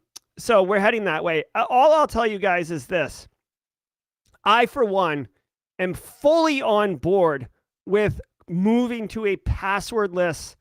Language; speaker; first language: English; native; English